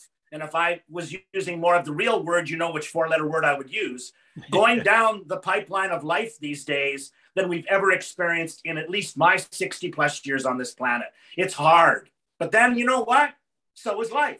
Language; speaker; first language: English; native; English